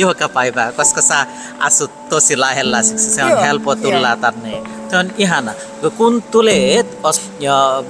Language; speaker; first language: Finnish; non-native, learner; Bangla